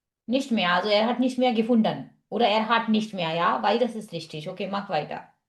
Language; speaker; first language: German; non-native, fluent; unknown